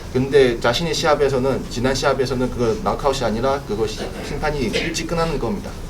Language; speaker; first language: Korean; non-native, learner; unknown